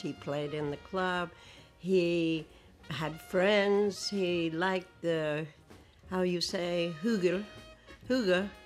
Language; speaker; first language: English; native; English